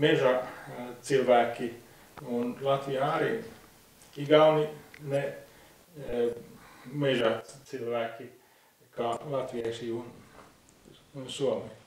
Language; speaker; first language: Latvian; non-native, learner; Finnish